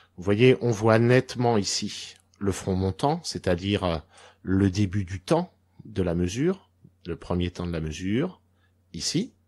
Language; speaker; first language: French; native; French